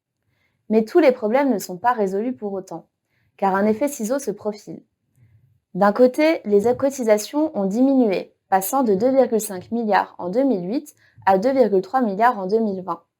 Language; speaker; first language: French; native; French